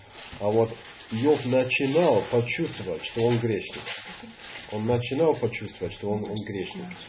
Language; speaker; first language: Russian; non-native, fluent; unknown